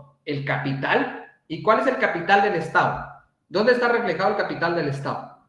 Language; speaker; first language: Spanish; native; Spanish